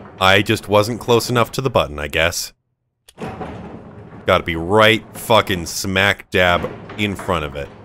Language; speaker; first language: English; native; English